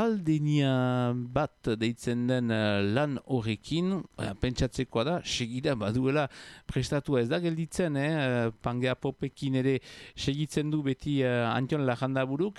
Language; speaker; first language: Basque; native; Basque